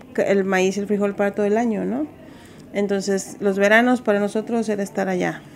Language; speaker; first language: Spanish; native; Spanish